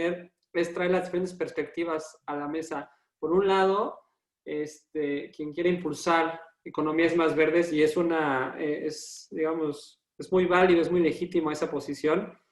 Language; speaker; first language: Spanish; native; Spanish